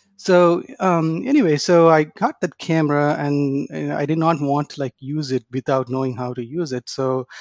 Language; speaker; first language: English; non-native, local second language; Tamil